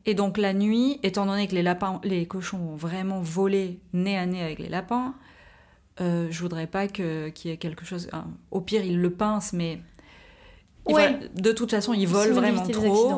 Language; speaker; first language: French; native; French